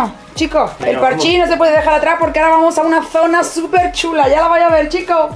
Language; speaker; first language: Spanish; native; Spanish